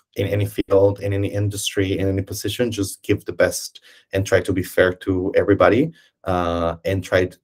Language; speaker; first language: English; non-native, fluent; Spanish